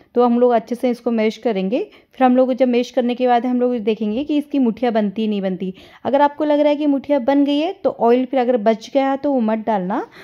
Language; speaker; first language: Hindi; native; Hindi